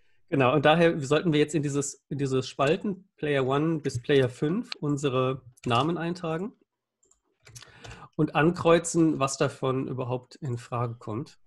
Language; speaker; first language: German; native; German